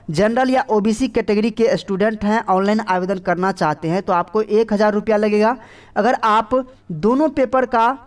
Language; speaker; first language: Hindi; native; Hindi